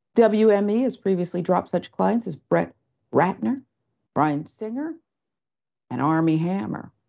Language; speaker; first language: English; native; English